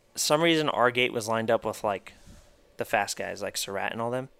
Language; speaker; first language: English; native; English